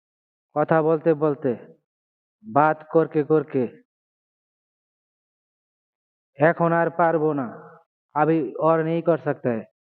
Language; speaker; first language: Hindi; non-native, learner; Bangla